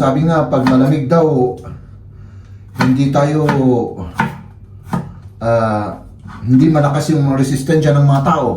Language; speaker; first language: Filipino; native; Filipino